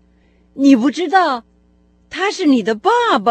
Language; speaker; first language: Chinese; non-native, fluent; Russian